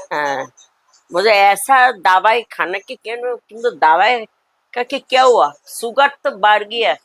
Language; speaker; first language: Hindi; non-native, local second language; Bangla